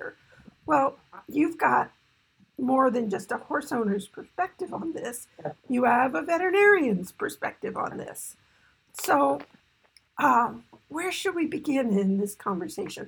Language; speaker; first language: English; native; English